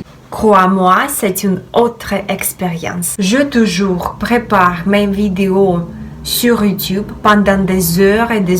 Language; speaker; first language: French; non-native, fluent; Russian